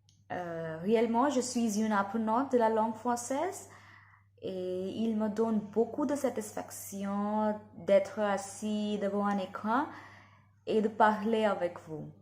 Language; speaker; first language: French; non-native, learner; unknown